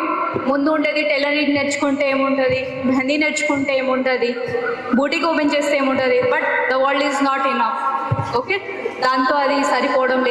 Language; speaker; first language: Telugu; non-native, fluent; Odia